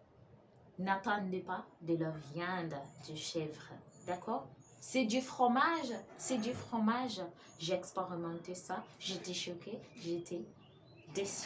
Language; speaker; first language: French; non-native, fluent; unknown